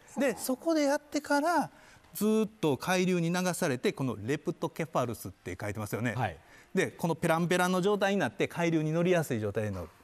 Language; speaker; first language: Japanese; native; Japanese